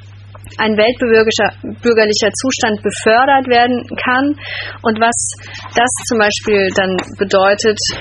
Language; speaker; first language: German; native; German